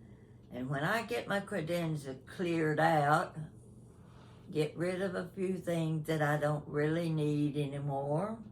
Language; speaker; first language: English; native; English